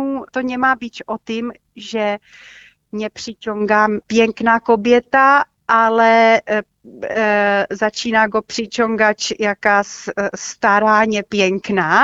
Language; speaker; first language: Polish; non-native, fluent; Czech